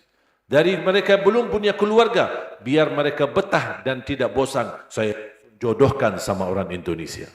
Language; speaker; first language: Indonesian; non-native, fluent; Arabic